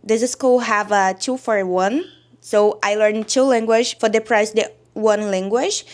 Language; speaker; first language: English; non-native, learner; Portuguese